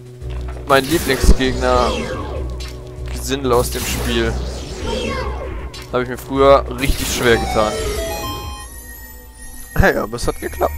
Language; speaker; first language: German; native; German